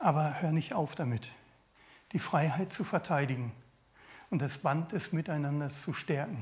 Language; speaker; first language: German; native; German